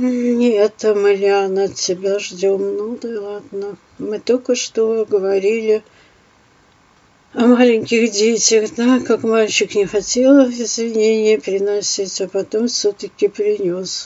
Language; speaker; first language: Russian; native; Russian